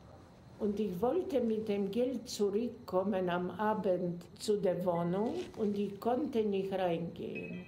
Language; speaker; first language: German; non-native, fluent; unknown